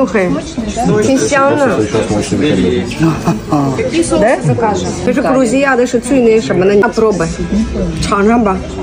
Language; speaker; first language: Chinese; non-native, fluent; Russian